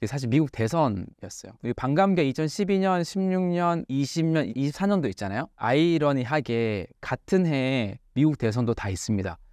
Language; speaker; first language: Korean; native; Korean